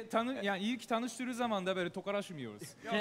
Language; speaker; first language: Turkish; non-native, learner; Japanese